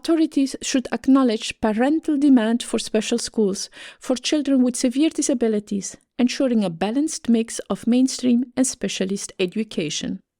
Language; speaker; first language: English; non-native, fluent; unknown